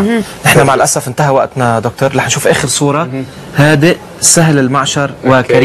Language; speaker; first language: Arabic; native; Arabic